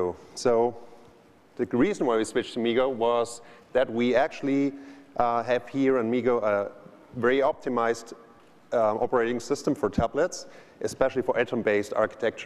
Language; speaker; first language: English; non-native, fluent; German